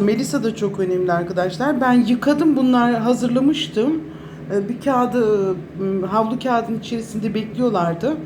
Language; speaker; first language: Turkish; native; Turkish